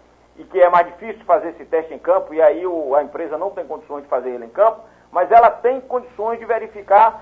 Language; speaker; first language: Portuguese; native; Portuguese